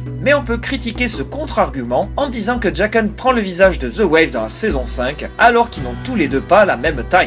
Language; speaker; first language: French; native; French